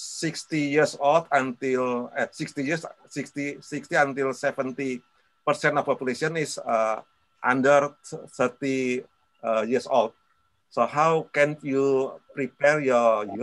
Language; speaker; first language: English; non-native, learner; Indonesian